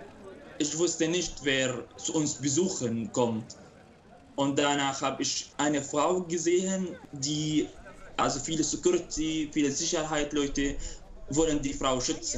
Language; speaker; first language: German; non-native, local second language; Arabic